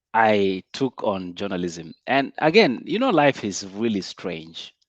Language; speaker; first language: English; non-native, local second language; Swahili